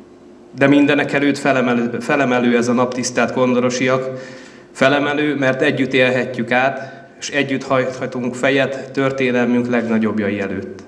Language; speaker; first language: Hungarian; native; Hungarian